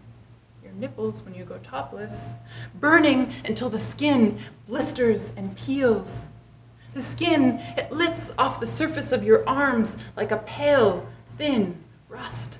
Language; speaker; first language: English; native; English